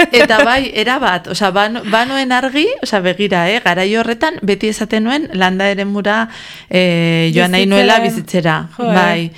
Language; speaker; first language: Basque; non-native, local second language; Spanish